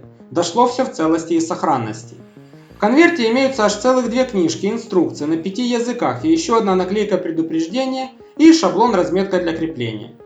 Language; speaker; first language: Russian; native; Russian